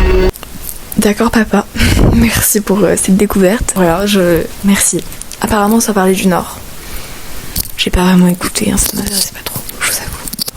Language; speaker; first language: French; native; French